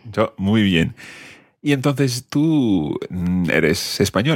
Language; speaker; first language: Spanish; non-native, fluent; English